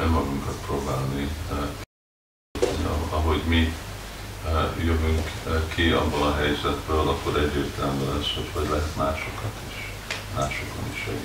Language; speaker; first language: Hungarian; early bilingual, heritage; Hungarian